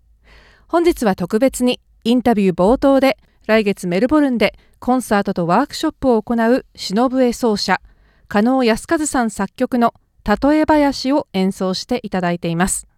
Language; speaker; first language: Japanese; native; Japanese